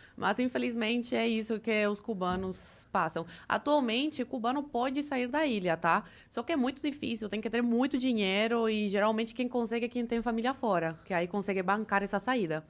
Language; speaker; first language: Portuguese; early bilingual, other home language; Spanish